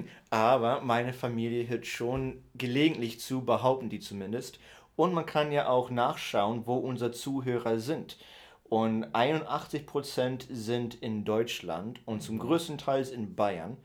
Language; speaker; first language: German; early bilingual, heritage; German